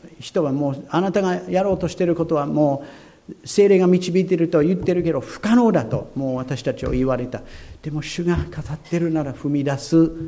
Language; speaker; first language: Japanese; non-native, fluent; English